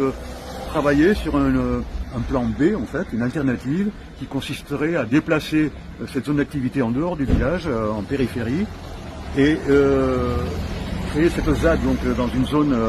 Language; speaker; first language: French; native; French